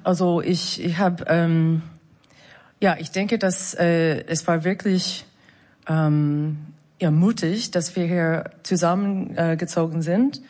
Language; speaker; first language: German; non-native, fluent; English